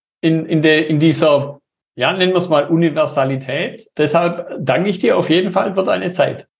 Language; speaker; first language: German; native; German